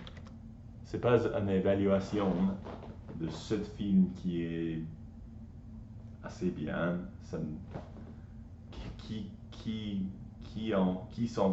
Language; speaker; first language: French; non-native, learner; English